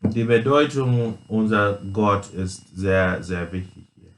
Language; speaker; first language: German; non-native, fluent; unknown